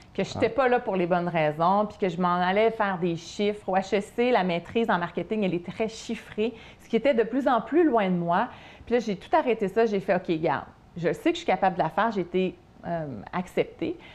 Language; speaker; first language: French; native; French